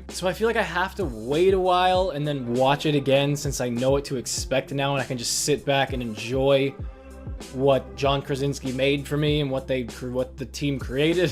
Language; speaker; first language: English; native; English